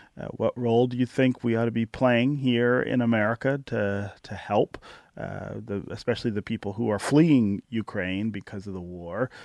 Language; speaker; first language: English; native; English